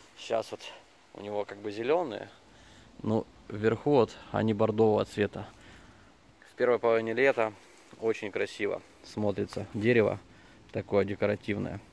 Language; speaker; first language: Russian; non-native, local second language; Ukrainian